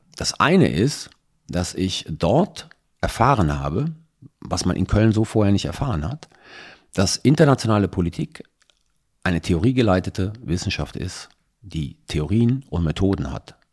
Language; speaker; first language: German; early bilingual, other home language; Italian